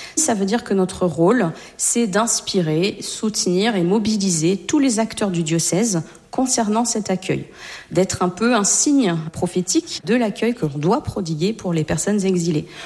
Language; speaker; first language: French; native; French